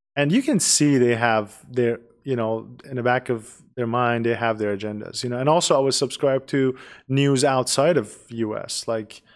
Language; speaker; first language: English; non-native, fluent; Persian